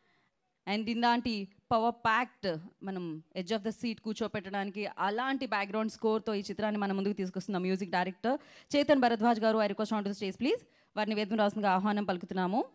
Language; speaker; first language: Telugu; native; Telugu